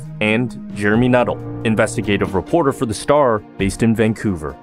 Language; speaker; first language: English; native; English